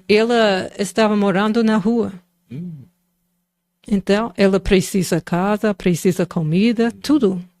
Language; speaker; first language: Portuguese; non-native, fluent; English